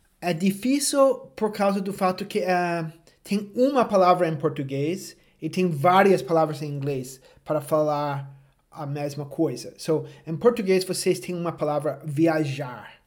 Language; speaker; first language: Portuguese; non-native, fluent; English